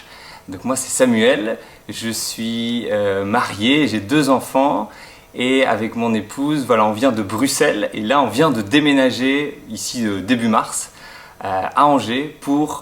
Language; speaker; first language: French; native; French